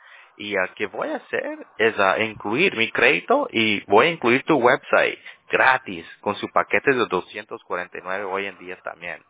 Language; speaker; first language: Spanish; early bilingual, heritage; English